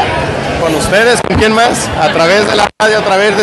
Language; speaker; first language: Spanish; native; Spanish